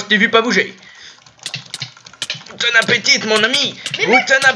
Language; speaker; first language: French; native; French